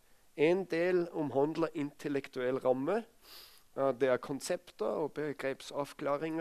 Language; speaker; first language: Norwegian; non-native, fluent; German